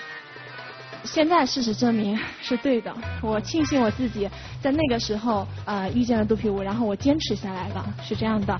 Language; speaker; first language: Chinese; native; Chinese